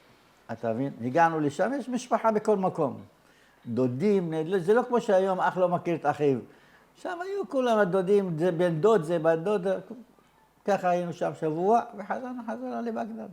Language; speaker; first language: Hebrew; early bilingual, other home language; Arabic